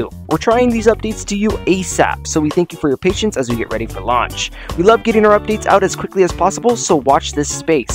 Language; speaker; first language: English; native; English